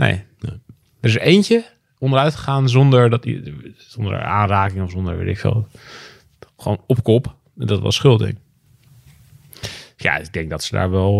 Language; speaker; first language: Dutch; native; Dutch